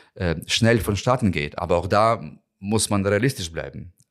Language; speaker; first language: German; non-native, fluent; Ukrainian